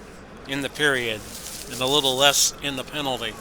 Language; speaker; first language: English; native; English